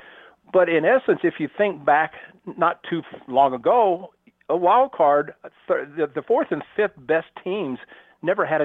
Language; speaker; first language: English; native; English